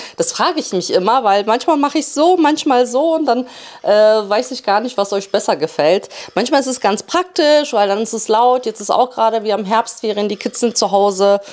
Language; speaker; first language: German; early bilingual, other home language; Polish